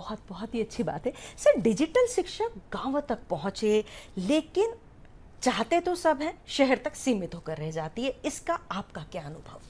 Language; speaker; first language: Hindi; native; Hindi